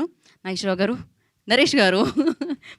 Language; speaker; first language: Telugu; native; Telugu